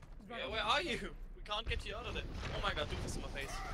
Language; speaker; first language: English; non-native, fluent; German